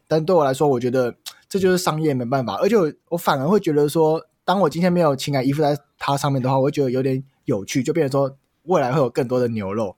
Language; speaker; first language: Chinese; native; Chinese